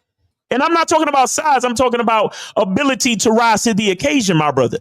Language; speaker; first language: English; native; English